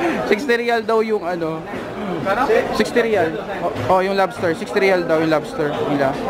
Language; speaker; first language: Filipino; native; Filipino